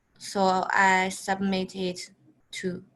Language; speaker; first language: English; non-native, learner; Chinese